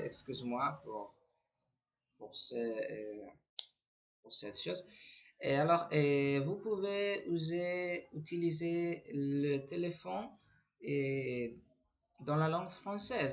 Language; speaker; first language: French; non-native, learner; Spanish